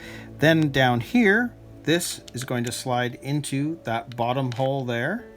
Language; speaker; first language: English; native; English